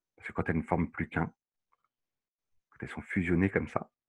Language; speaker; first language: French; native; French